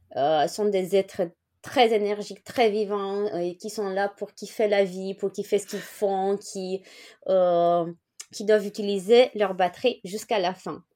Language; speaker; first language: French; non-native, fluent; Romanian